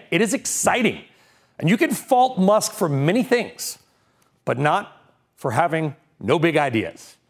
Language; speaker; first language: English; native; English